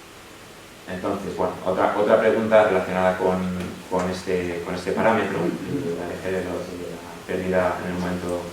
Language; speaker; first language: Spanish; native; Spanish